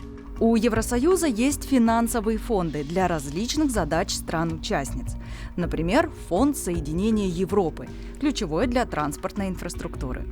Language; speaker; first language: Russian; native; Russian